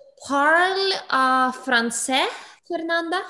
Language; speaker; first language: French; non-native, learner; English